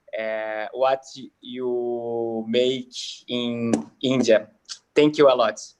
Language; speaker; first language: English; non-native, learner; Portuguese